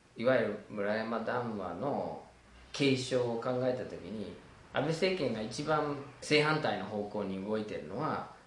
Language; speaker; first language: Japanese; non-native, fluent; English